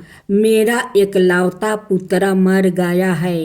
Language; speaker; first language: Hindi; native; Hindi